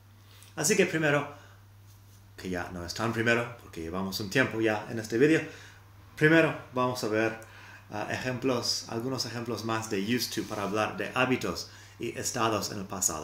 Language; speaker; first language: Spanish; non-native, fluent; English